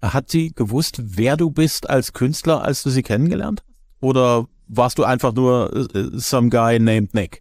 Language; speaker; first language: German; native; German